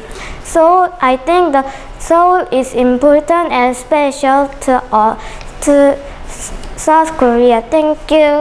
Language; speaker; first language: English; non-native, learner; Korean